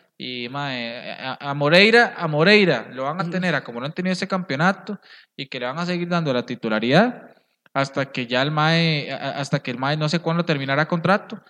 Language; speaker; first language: Spanish; native; Spanish